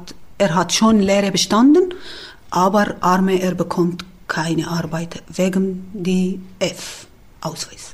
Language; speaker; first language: German; non-native, learner; Kurdish